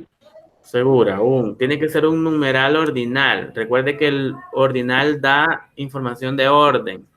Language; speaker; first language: Spanish; native; Spanish